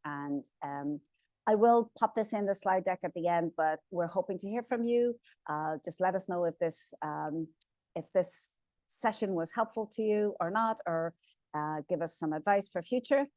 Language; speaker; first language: English; native; English